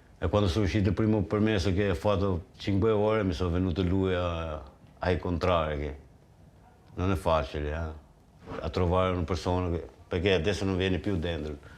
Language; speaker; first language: Italian; non-native, fluent; Albanian